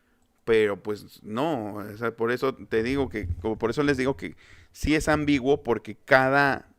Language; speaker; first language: Spanish; native; Spanish